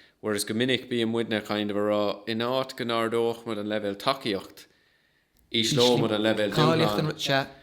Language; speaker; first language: Irish; non-native, local second language; English